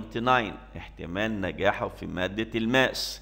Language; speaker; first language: Arabic; native; Arabic